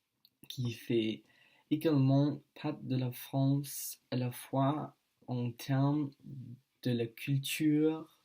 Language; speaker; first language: French; non-native, learner; Danish